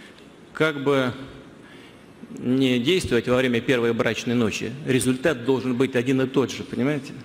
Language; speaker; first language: Russian; native; Russian